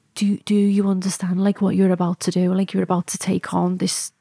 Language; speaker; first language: English; native; English